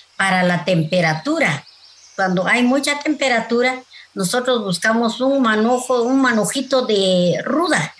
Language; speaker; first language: Spanish; non-native, local second language; Kʼicheʼ